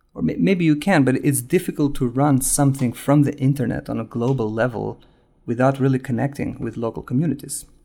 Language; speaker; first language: English; non-native, fluent; Albanian